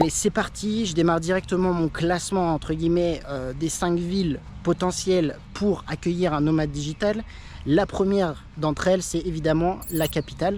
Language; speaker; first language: French; native; French